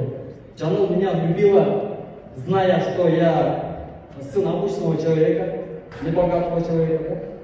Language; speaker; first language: Russian; non-native, local second language; Kyrgyz